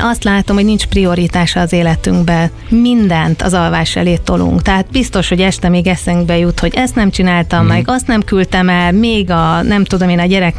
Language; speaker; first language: Hungarian; native; Hungarian